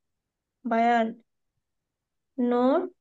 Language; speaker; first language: German; non-native, learner; Bangla